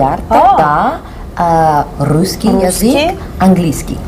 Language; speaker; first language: Russian; non-native, learner; English